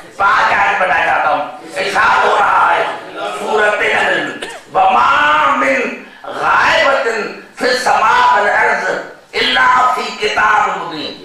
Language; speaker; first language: Urdu; native; Urdu